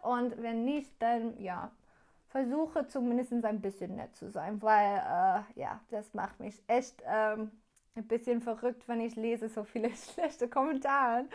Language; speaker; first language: German; non-native, learner; English